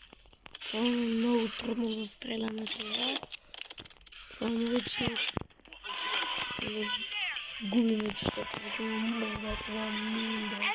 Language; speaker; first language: Bulgarian; native; Bulgarian